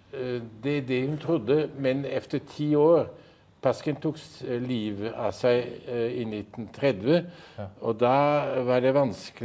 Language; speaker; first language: Norwegian; early bilingual, heritage; Norwegian